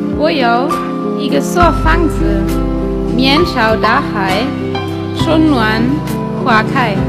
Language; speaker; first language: Chinese; non-native, learner; German